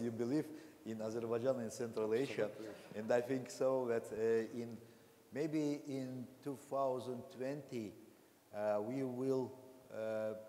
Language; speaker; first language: English; non-native, learner; Azerbaijani